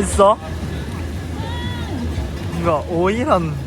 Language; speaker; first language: Korean; non-native, learner; Japanese